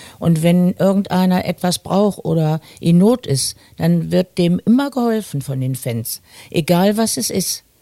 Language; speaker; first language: German; native; German